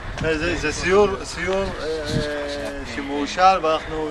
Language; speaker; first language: Hebrew; native; Hebrew